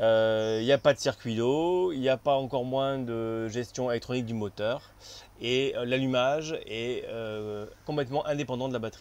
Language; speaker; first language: French; native; French